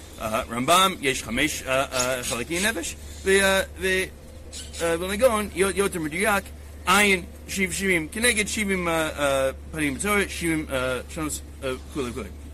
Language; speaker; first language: Hebrew; non-native, learner; English